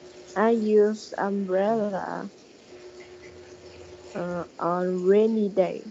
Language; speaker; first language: English; non-native, learner; Vietnamese